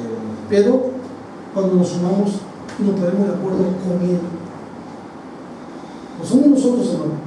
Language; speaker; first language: Spanish; native; Spanish